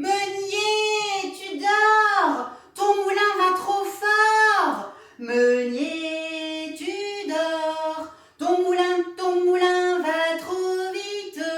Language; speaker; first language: French; native; French